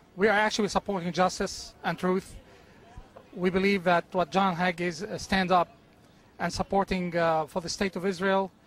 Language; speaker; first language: English; non-native, fluent; Arabic